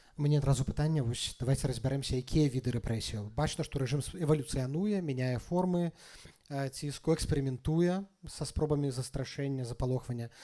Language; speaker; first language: Belarusian; native; Belarusian